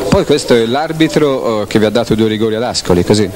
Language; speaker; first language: Italian; native; Italian